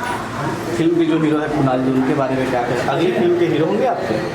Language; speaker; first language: Hindi; native; Hindi